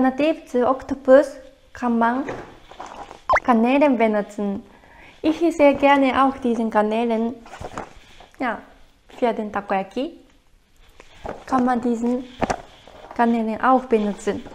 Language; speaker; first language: German; non-native, fluent; Japanese